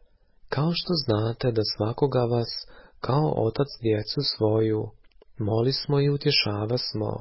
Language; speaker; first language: Croatian; native; Croatian